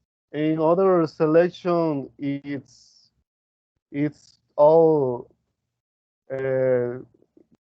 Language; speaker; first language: English; non-native, learner; Spanish